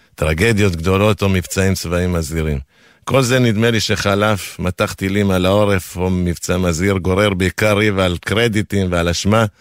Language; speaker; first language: Hebrew; non-native, fluent; Spanish